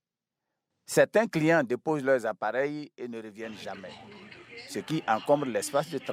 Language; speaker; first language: French; native; French